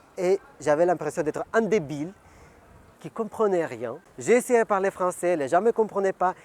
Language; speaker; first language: French; non-native, fluent; Bulgarian